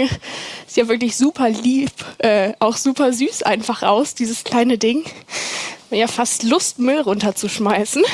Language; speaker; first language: German; native; German